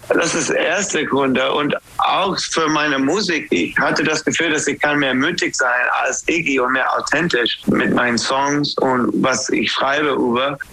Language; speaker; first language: German; non-native, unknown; English